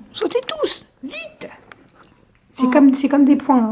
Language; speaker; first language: French; native; French